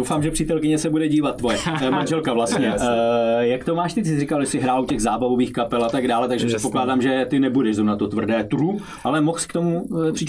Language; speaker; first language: Czech; native; Czech